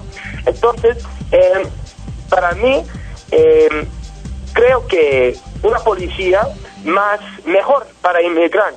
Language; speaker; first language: Spanish; non-native, learner; English